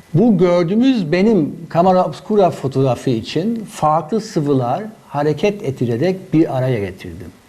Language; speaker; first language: Turkish; non-native, fluent; German